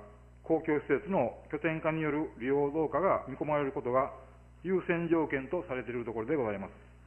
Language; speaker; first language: Japanese; native; Japanese